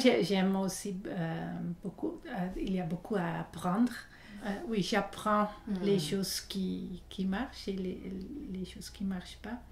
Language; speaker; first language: French; non-native, fluent; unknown